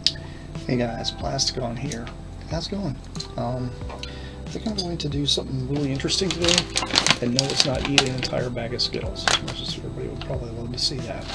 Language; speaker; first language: English; native; English